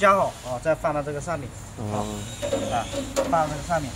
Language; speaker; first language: Chinese; native; Chinese